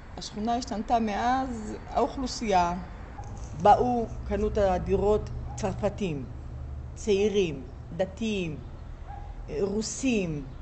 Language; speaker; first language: Hebrew; native; Hebrew